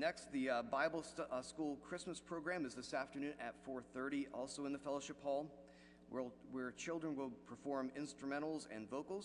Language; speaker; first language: English; native; English